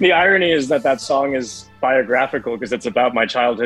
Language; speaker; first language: English; native; English